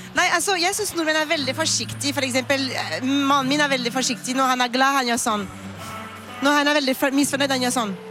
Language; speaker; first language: Norwegian; non-native, fluent; French